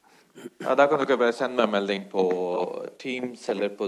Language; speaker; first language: Norwegian; non-native, fluent; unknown